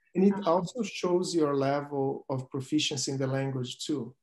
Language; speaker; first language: English; non-native, fluent; Portuguese